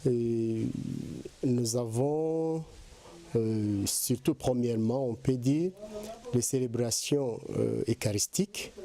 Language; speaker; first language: French; non-native, local second language; Kinyarwanda